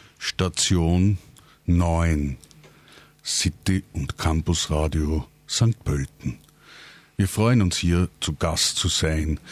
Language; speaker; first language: German; native; German